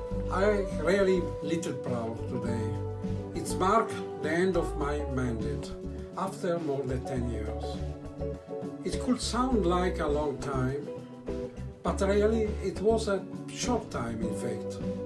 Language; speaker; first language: English; non-native, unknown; Italian